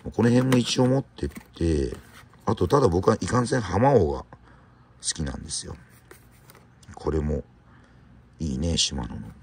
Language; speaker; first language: Japanese; native; Japanese